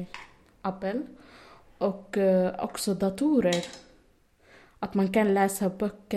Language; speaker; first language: Swedish; non-native, fluent; Arabic